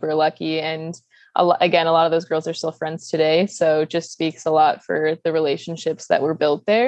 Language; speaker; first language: English; native; English